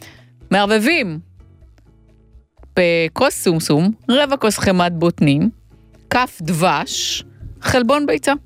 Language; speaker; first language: Hebrew; native; Hebrew